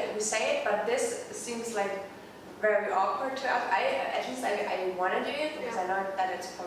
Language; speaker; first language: English; non-native, fluent; German